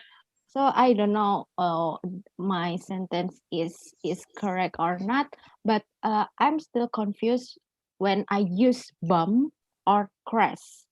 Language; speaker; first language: English; non-native, learner; Indonesian